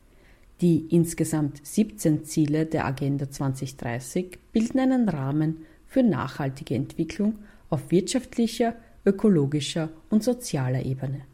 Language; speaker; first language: German; native; German